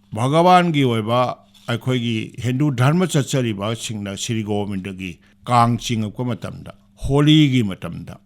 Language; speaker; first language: Manipuri; native; Manipuri